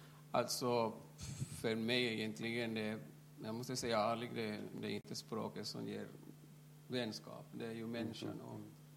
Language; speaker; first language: Swedish; non-native, fluent; Spanish